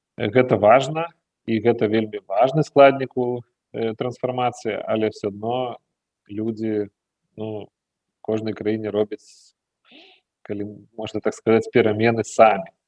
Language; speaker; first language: Belarusian; non-native, fluent; Lithuanian